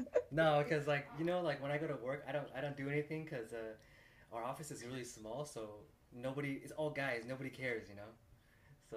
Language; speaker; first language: English; native; English